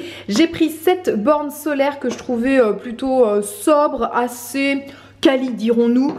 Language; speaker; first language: French; native; French